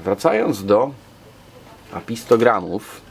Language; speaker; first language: Polish; native; Polish